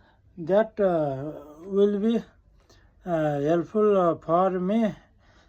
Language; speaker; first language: English; non-native, learner; Nepali